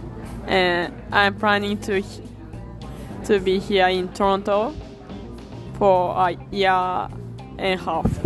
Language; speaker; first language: English; non-native, learner; Japanese